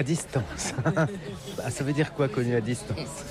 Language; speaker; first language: French; native; French